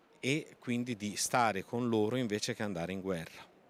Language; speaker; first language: Italian; native; Italian